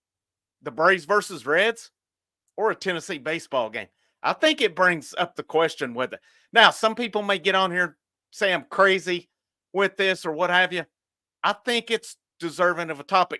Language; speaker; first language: English; native; English